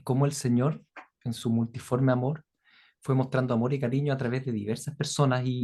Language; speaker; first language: Spanish; native; Spanish